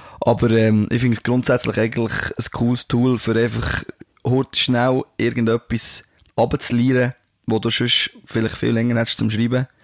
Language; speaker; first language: German; native; German